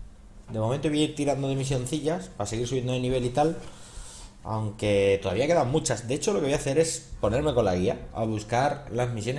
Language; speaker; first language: Spanish; native; Spanish